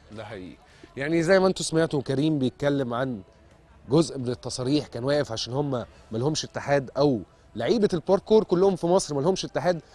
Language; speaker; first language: Egyptian Arabic; native; Egyptian Arabic